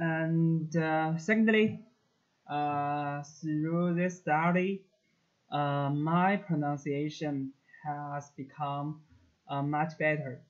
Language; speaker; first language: English; non-native, learner; Chinese